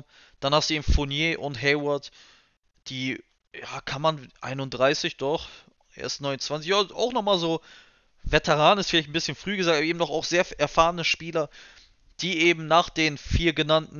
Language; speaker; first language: German; native; German